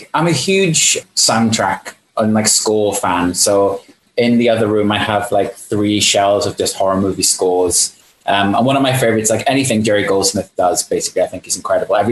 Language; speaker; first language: English; native; English